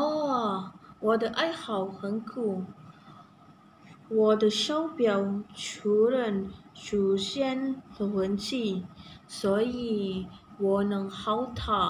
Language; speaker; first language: Chinese; non-native, learner; Malay